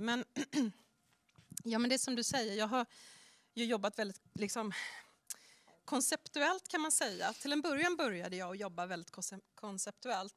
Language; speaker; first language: Swedish; native; Swedish